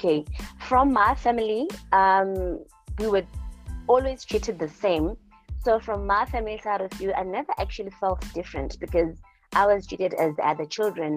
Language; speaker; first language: English; non-native, local second language; Xhosa